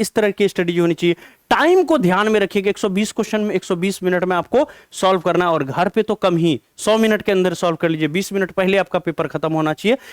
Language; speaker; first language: Hindi; native; Hindi